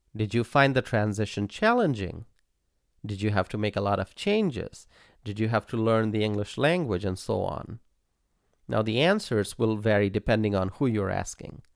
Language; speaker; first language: English; non-native, local second language; Bangla